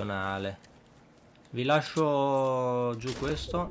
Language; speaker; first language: Italian; native; Italian